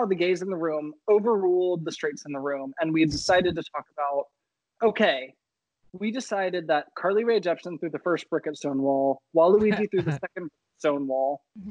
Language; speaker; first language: English; native; English